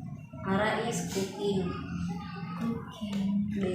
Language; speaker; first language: English; non-native, learner; Indonesian